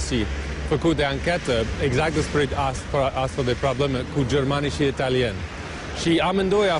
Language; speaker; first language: Romanian; non-native, learner; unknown